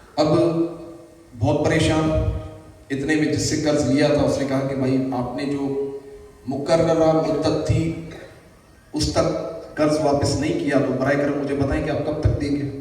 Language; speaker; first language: Urdu; native; Urdu